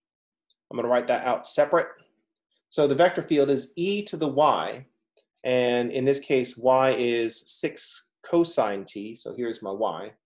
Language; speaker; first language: English; native; English